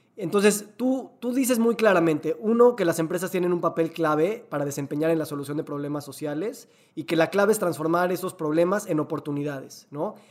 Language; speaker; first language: Spanish; native; Spanish